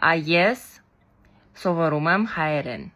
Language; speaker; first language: Armenian; non-native, learner; Russian